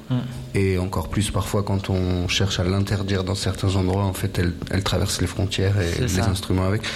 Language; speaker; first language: French; native; French